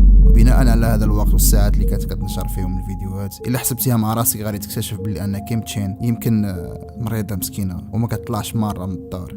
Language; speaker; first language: Arabic; native; Arabic